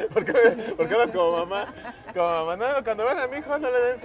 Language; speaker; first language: Spanish; native; Spanish